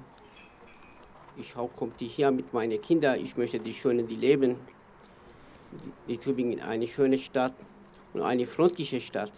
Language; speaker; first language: German; non-native, learner; Kurdish